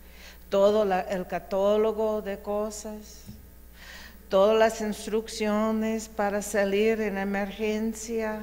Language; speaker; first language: Spanish; non-native, fluent; English